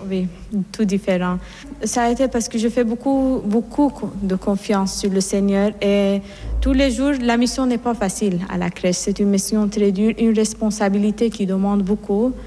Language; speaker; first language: French; non-native, fluent; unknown